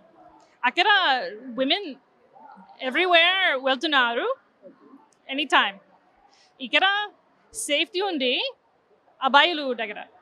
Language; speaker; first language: Telugu; non-native, learner; English